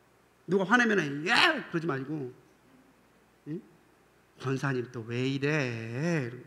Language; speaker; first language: Korean; native; Korean